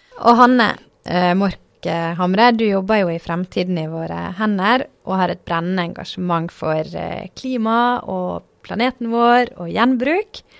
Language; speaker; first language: Norwegian; native; Norwegian